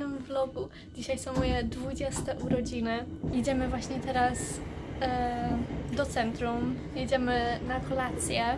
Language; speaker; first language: Polish; early bilingual, heritage; Polish